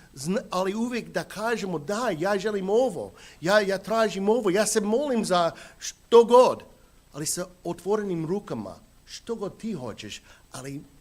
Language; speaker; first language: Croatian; non-native, fluent; English